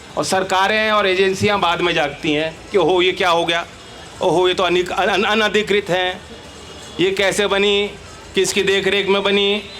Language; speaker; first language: Hindi; native; Hindi